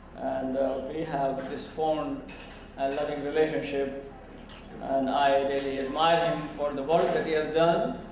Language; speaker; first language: English; non-native, local second language; Urdu